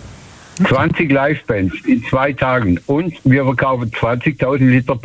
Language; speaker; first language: German; native; German